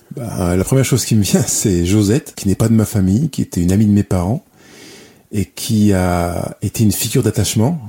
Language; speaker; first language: French; native; French